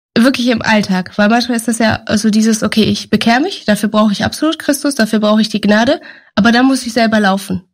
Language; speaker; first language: German; native; German